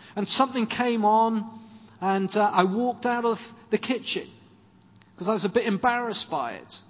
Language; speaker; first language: English; native; English